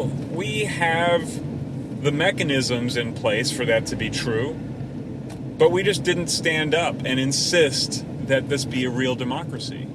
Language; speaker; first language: English; native; English